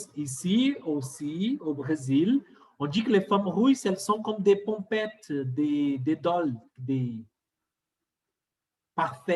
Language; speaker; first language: French; non-native, fluent; Portuguese